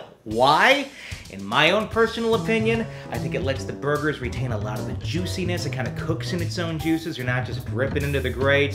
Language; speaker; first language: English; native; English